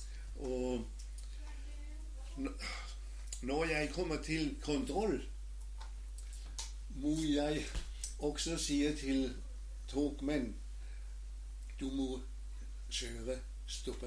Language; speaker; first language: Norwegian; non-native, learner; German